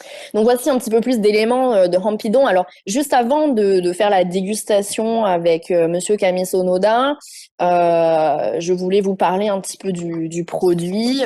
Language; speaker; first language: French; native; French